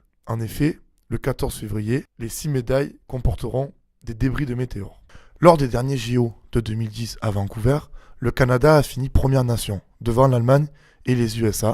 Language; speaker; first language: French; native; French